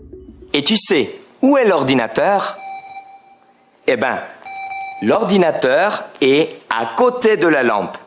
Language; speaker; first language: French; non-native, fluent; Spanish